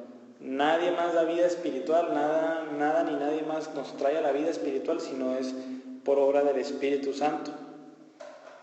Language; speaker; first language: Spanish; native; Spanish